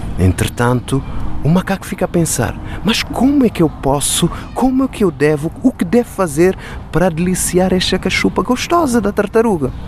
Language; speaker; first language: Portuguese; non-native, local second language; Kabuverdianu